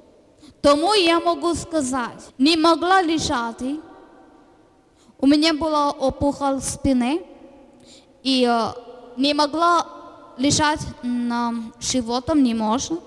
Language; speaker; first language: Ukrainian; non-native, learner; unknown